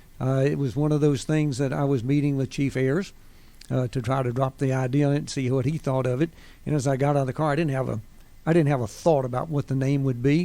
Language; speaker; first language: English; native; English